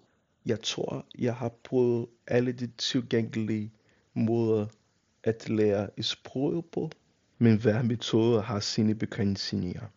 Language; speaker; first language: Danish; non-native, fluent; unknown